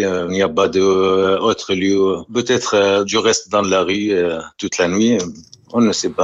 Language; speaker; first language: French; non-native, learner; Arabic